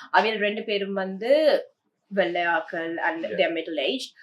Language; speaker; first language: Tamil; early bilingual, heritage; Tamil